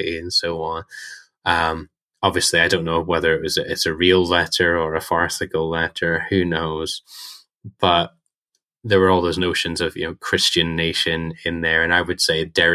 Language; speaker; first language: English; native; English